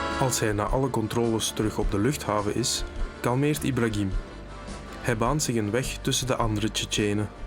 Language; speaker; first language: Dutch; native; Dutch